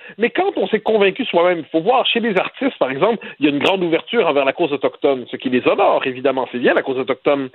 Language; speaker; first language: French; native; French